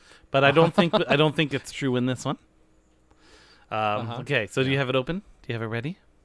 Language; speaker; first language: English; native; English